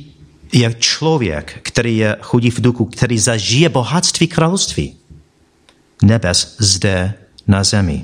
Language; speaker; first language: Czech; non-native, fluent; English